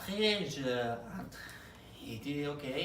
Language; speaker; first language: French; non-native, learner; Arabic